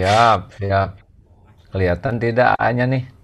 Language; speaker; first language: Indonesian; native; Indonesian